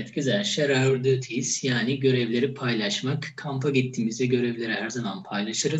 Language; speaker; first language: Turkish; native; Turkish